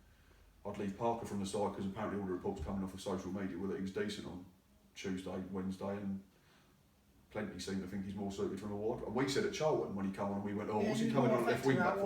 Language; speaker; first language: English; native; English